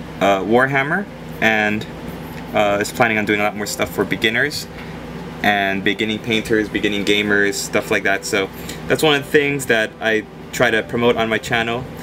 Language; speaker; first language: English; native; English